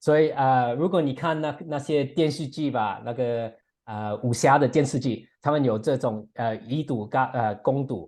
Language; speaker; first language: Chinese; non-native, fluent; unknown